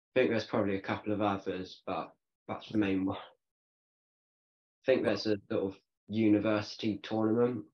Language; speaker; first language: English; native; English